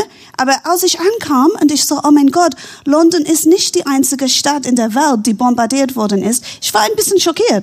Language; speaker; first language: German; non-native, fluent; English